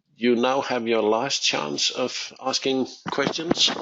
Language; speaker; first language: English; non-native, fluent; Danish